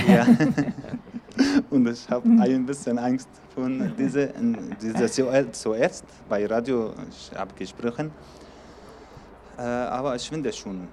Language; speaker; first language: German; non-native, learner; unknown